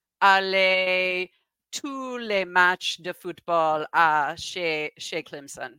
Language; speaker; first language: French; non-native, learner; English